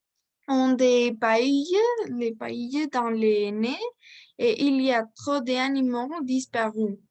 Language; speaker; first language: French; non-native, learner; Spanish